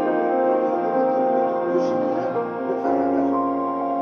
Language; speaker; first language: French; native; French